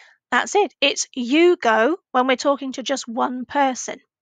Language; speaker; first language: English; native; English